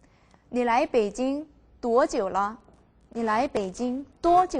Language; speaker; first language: Chinese; non-native, fluent; Korean